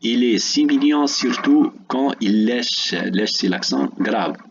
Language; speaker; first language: French; non-native, local second language; Arabic